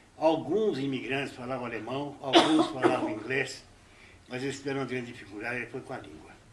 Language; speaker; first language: Portuguese; early bilingual, other home language; Hungarian